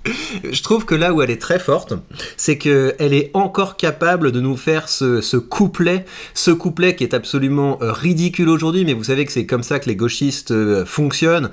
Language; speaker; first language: French; native; French